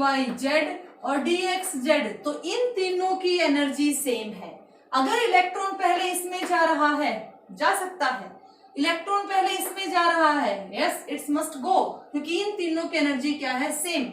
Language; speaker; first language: Hindi; native; Hindi